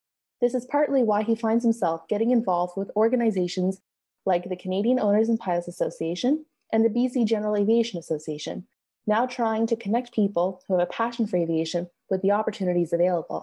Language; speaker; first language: English; native; English